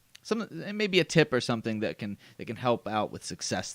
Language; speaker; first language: English; native; English